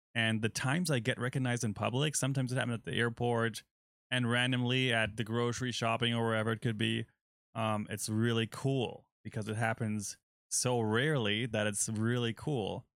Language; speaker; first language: English; non-native, fluent; German